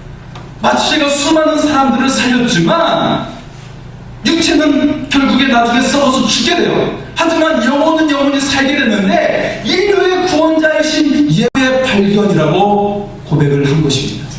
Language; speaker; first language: Korean; native; Korean